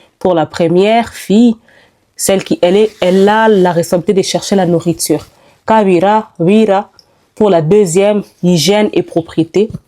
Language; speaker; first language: French; non-native, local second language; Nande